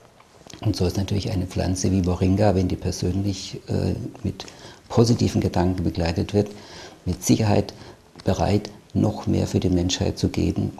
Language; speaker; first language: German; native; German